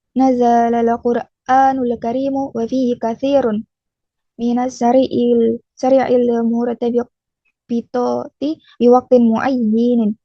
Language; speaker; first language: Arabic; non-native, learner; Indonesian